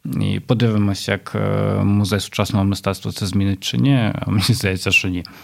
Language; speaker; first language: Ukrainian; non-native, local second language; Russian